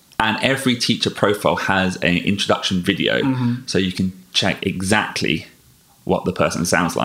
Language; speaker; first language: English; native; English